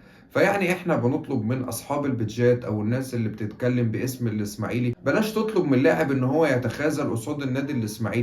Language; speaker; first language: Arabic; native; Arabic